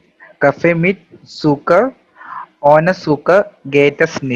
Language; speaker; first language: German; non-native, learner; Malayalam